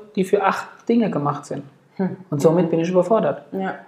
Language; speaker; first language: German; native; German